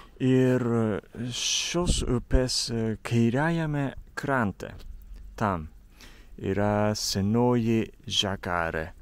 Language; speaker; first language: Lithuanian; non-native, learner; Japanese